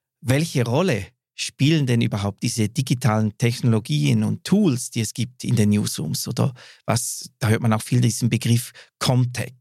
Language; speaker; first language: German; native; German